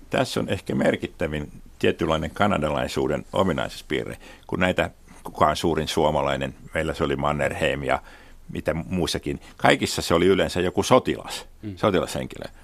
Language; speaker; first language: Finnish; native; Finnish